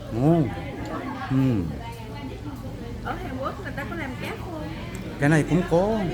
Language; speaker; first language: Vietnamese; non-native, learner; Korean